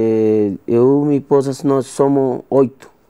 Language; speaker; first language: Portuguese; non-native, learner; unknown